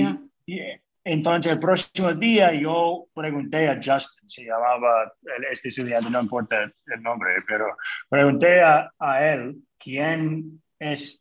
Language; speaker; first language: Spanish; early bilingual, other home language; English